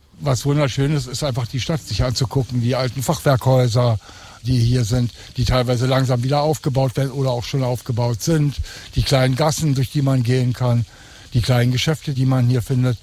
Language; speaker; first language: German; native; German